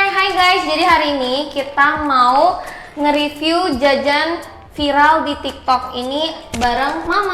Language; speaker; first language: Indonesian; early bilingual, other home language; Japanese